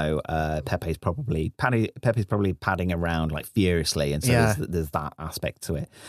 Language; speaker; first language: English; native; English